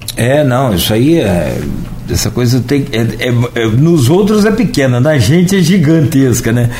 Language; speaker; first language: Portuguese; native; Portuguese